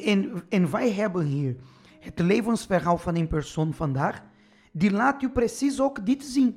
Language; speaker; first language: Dutch; non-native, fluent; Portuguese